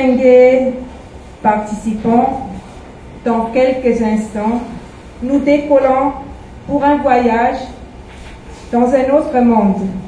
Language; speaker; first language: French; non-native, fluent; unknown